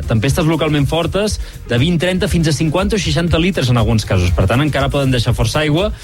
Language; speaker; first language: Catalan; native; Catalan